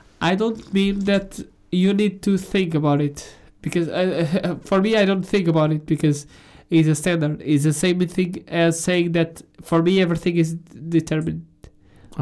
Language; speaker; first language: English; non-native, fluent; Portuguese